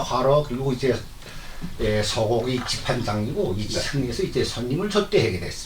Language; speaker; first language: Korean; native; Korean